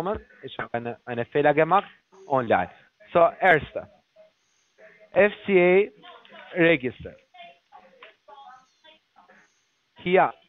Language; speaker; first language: German; non-native, learner; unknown